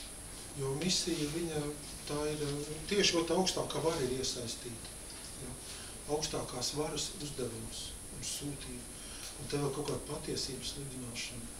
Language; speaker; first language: Latvian; native; Latvian